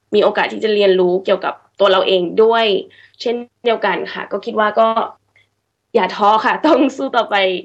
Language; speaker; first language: Thai; early bilingual, heritage; Thai